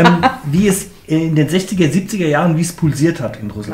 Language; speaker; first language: German; native; German